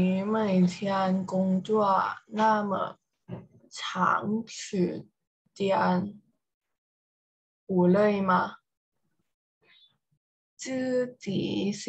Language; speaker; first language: Chinese; non-native, learner; Thai